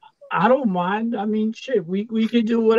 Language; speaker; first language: English; native; English